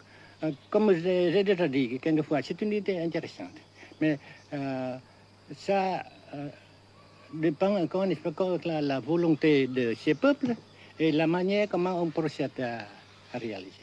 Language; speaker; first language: French; non-native, fluent; Vietnamese